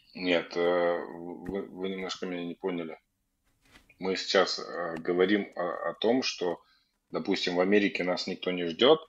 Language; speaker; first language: Russian; native; Russian